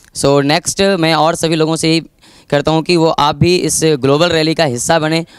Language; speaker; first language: Hindi; native; Hindi